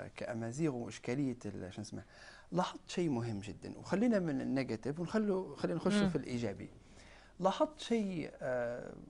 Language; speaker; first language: Arabic; non-native, local second language; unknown